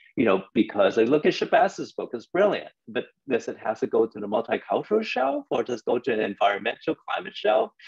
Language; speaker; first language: English; non-native, local second language; Cantonese